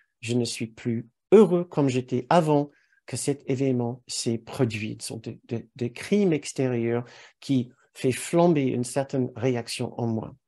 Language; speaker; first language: French; non-native, fluent; English